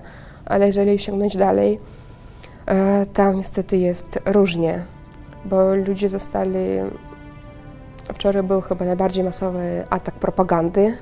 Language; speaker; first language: Polish; non-native, fluent; Russian